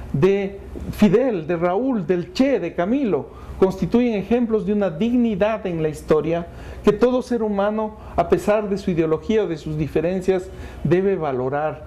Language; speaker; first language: Spanish; native; Spanish